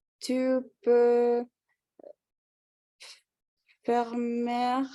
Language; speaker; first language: French; non-native, fluent; Spanish